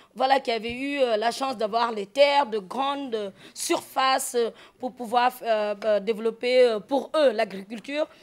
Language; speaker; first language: French; non-native, local second language; Fula